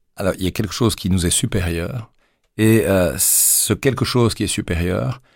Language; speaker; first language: French; native; French